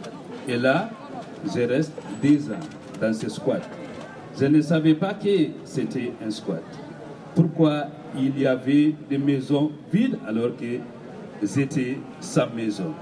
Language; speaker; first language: French; non-native, learner; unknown